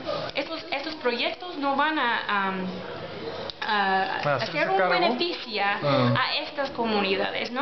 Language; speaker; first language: Spanish; non-native, learner; English